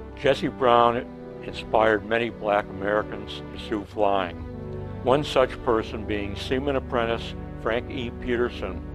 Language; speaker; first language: English; native; English